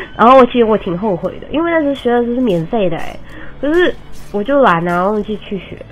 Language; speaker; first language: Chinese; native; Chinese